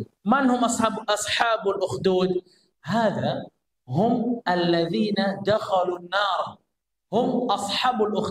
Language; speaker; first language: Arabic; non-native, fluent; Indonesian